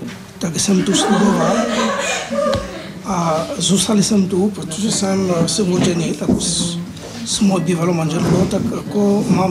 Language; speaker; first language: Czech; non-native, fluent; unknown